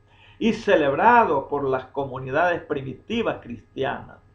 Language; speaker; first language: Spanish; native; Spanish